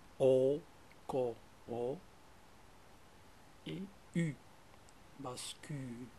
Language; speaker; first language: French; non-native, local second language; Arabic